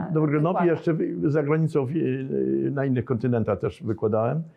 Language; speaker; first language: Polish; native; Polish